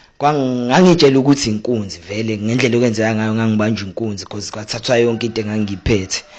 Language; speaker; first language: Zulu; native; Zulu